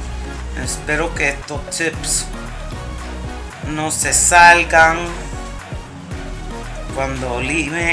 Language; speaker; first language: Spanish; early bilingual, heritage; Spanish